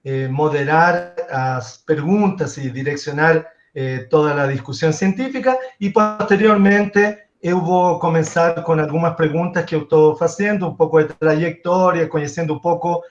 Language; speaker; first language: Portuguese; non-native, fluent; Spanish